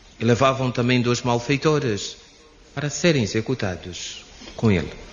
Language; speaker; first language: Portuguese; native; Portuguese